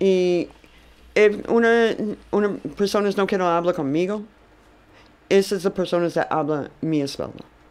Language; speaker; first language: Spanish; non-native, learner; English